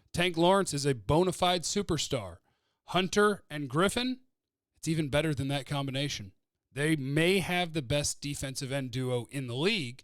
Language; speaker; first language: English; native; English